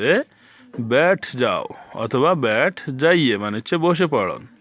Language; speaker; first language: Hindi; non-native, fluent; Bangla